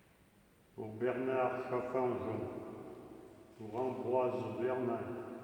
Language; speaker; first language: French; native; French